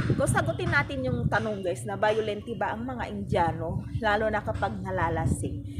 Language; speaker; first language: Filipino; non-native, local second language; Iloko